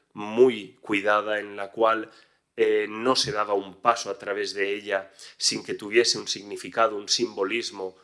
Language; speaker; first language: Spanish; native; Spanish